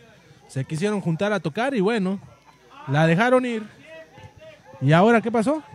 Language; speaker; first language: Spanish; native; Spanish